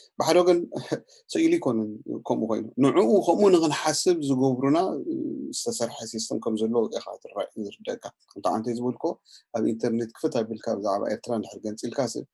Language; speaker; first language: Tigrinya; native; Tigrinya